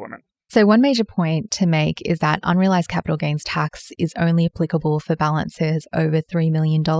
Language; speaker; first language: English; native; English